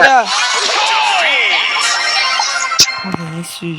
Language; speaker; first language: Chinese; early bilingual, heritage; Cantonese